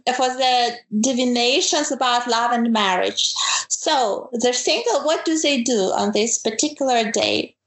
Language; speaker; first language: English; non-native, fluent; Ukrainian